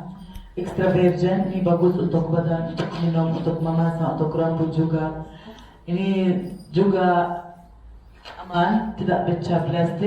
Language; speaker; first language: Indonesian; non-native, fluent; Arabic